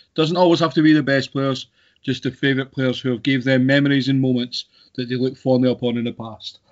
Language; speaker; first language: English; native; English